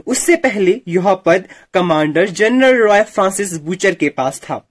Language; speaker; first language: Hindi; native; Hindi